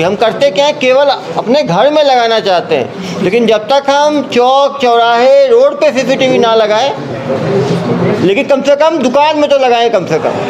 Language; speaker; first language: Hindi; native; Hindi